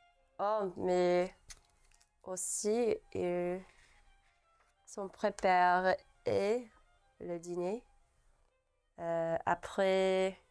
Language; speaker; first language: French; non-native, learner; English